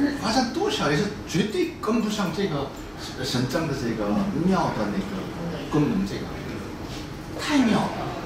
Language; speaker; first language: Chinese; non-native, fluent; Korean